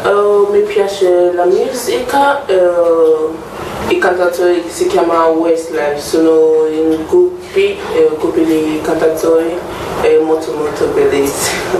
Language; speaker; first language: Italian; non-native, learner; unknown